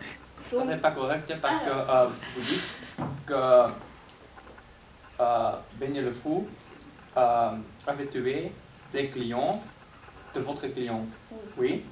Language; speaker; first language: French; non-native, learner; Dutch